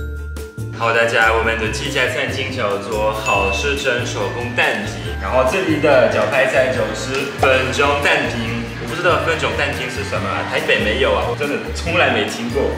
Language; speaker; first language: Chinese; non-native, fluent; French